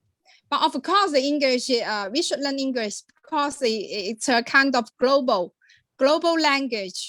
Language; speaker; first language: English; non-native, learner; Chinese